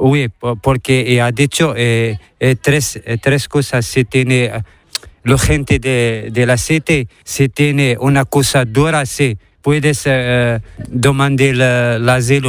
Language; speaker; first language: Spanish; non-native, learner; Arabic